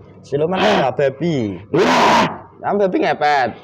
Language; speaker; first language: Indonesian; native; Indonesian